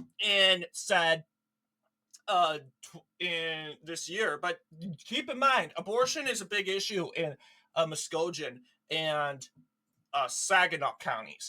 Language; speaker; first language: English; native; English